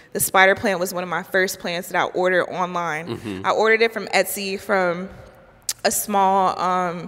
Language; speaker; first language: English; native; English